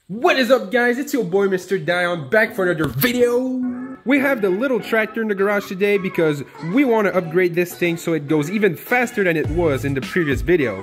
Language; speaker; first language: English; non-native, fluent; French